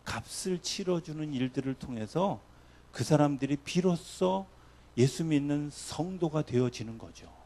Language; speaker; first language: Korean; native; Korean